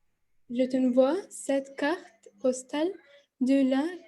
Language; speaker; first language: French; non-native, learner; Arabic